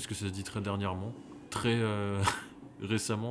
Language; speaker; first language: French; native; French